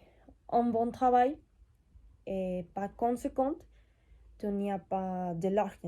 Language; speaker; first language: French; non-native, learner; Spanish